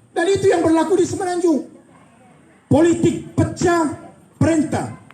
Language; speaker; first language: Malay; native; Malay